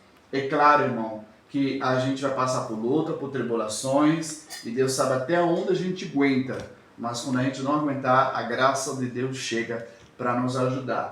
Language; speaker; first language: Portuguese; native; Portuguese